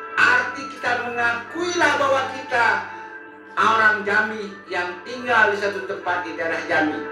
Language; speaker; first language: Indonesian; native; Indonesian